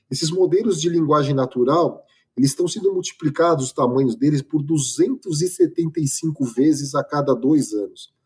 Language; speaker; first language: Portuguese; native; Portuguese